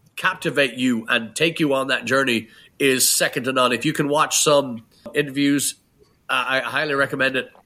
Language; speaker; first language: English; native; English